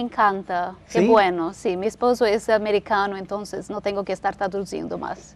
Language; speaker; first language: Spanish; non-native, fluent; Portuguese